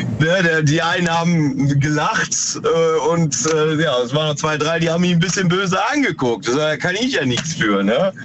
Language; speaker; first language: German; native; German